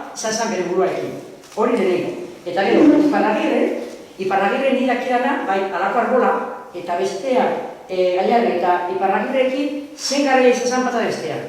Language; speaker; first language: Basque; non-native, local second language; Spanish